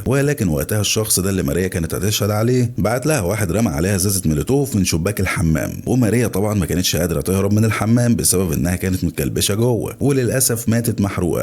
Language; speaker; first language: Arabic; native; Arabic